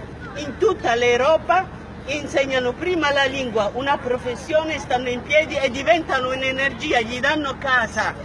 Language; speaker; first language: Italian; non-native, fluent; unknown